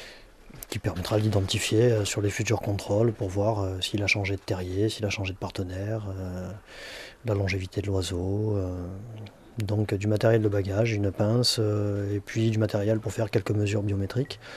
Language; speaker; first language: French; native; French